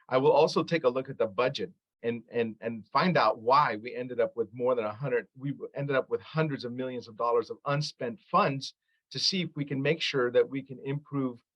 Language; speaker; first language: English; early bilingual, other home language; Arabic